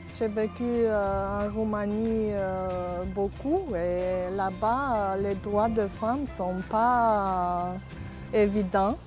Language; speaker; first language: French; non-native, fluent; Romanian